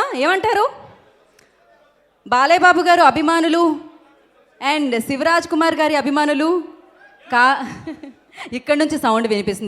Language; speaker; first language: Telugu; native; Telugu